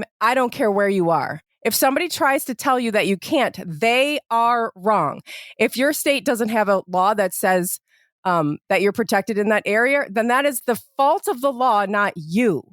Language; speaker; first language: English; native; English